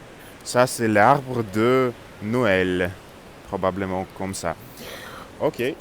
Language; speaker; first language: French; non-native, learner; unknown